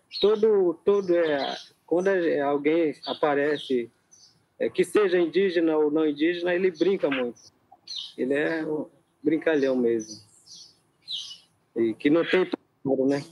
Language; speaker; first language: Portuguese; non-native, local second language; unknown